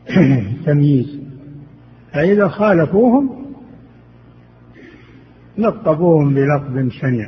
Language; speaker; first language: Arabic; native; Arabic